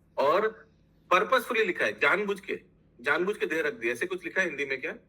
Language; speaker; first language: Hindi; non-native, local second language; Bangla